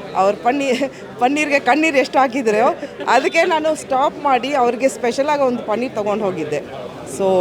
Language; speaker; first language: Kannada; non-native, fluent; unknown